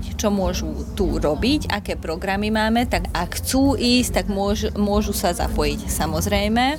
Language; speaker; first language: Slovak; non-native, local second language; Hungarian